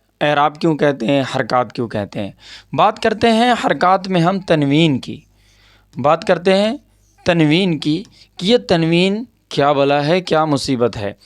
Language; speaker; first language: Urdu; native; Urdu